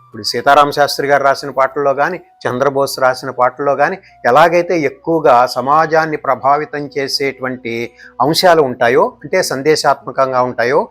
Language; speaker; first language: Telugu; native; Telugu